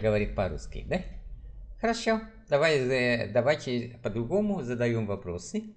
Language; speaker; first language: Russian; non-native, fluent; Vietnamese